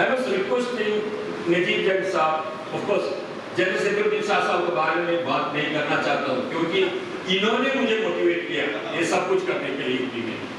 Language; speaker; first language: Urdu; non-native, local second language; Malayalam